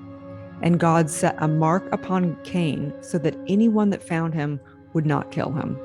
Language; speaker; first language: English; native; English